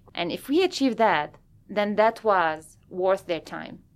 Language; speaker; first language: English; non-native, fluent; Arabic